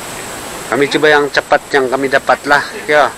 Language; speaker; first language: Malay; native; Malay